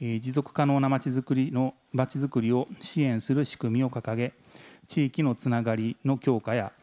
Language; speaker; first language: Japanese; native; Japanese